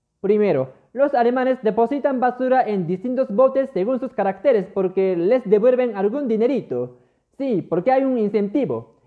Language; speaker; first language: Spanish; non-native, fluent; Japanese